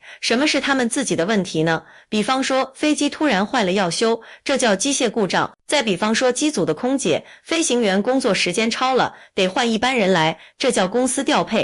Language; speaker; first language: Chinese; native; Chinese